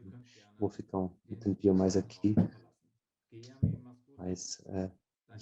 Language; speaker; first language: Portuguese; non-native, fluent; German